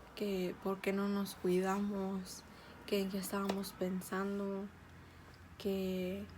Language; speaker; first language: Spanish; early bilingual, heritage; Spanish